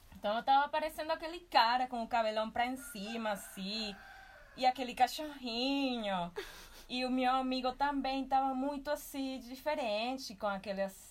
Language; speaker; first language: Portuguese; non-native, fluent; Spanish